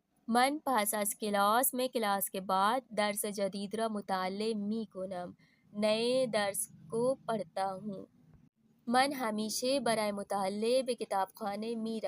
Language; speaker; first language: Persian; non-native, fluent; Urdu